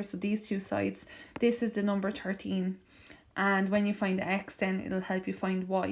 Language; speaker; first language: English; native; English